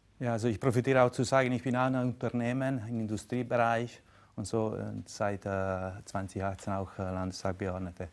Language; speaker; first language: German; non-native, local second language; Italian